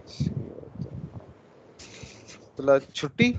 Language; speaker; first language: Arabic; non-native, learner; Urdu